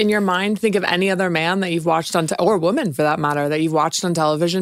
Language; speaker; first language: English; native; English